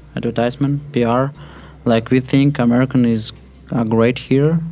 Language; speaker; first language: English; non-native, fluent; Russian